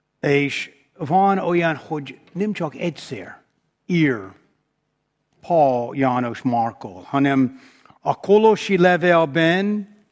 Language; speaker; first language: Hungarian; non-native, fluent; English